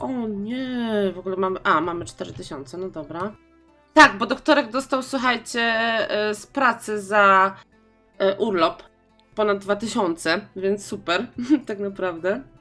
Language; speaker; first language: Polish; native; Polish